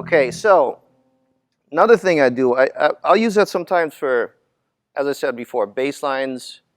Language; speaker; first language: English; native; English